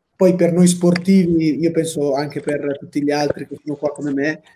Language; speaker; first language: Italian; native; Italian